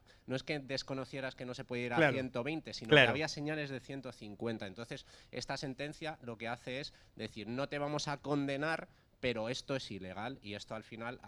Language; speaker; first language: Spanish; native; Spanish